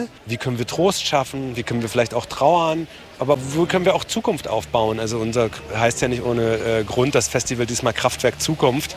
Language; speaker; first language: German; native; German